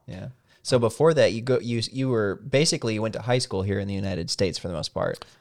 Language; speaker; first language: English; native; English